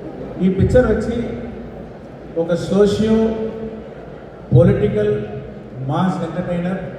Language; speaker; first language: Telugu; non-native, local second language; Tamil